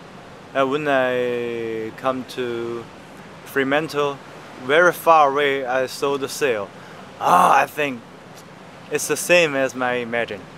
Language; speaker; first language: English; non-native, learner; Chinese